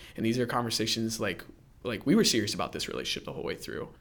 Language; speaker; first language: English; native; English